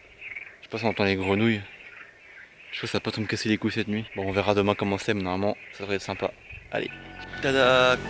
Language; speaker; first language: French; native; French